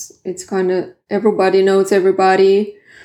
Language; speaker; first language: English; non-native, fluent; Swedish